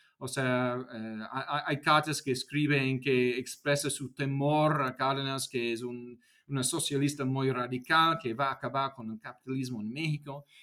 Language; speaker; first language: Spanish; non-native, fluent; English